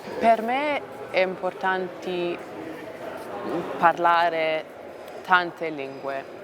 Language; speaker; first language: Italian; non-native, learner; English